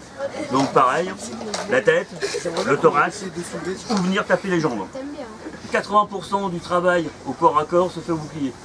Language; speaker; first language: French; native; French